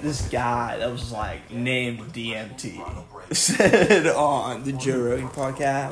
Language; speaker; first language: English; native; English